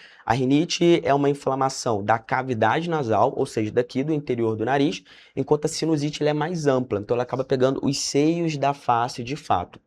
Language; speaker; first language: Portuguese; native; Portuguese